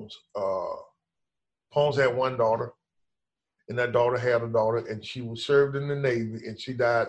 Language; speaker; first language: English; native; English